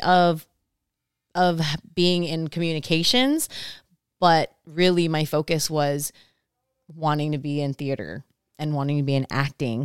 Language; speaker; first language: English; non-native, fluent; Samoan